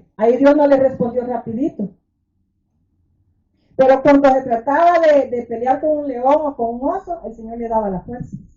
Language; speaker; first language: Spanish; native; Spanish